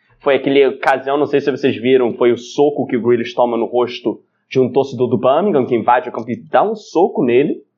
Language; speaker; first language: Portuguese; non-native, fluent; English